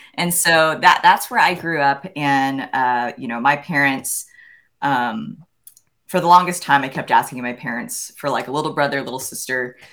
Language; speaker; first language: English; native; English